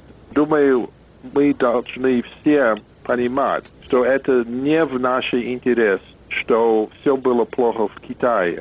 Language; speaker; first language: Russian; non-native, fluent; English